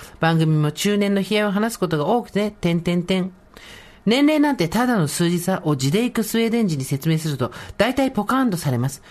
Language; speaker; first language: Japanese; native; Japanese